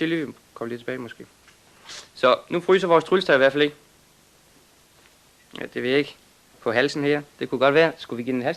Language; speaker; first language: Danish; native; Danish